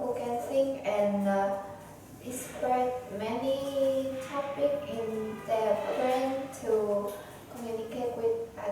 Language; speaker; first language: English; non-native, learner; Vietnamese